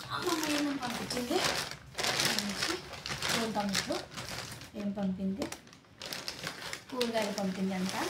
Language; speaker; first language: Telugu; non-native, learner; Assamese